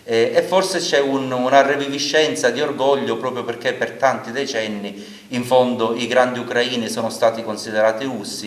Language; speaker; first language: Italian; native; Italian